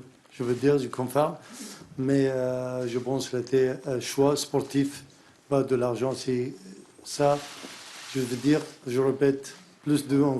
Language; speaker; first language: French; non-native, learner; Arabic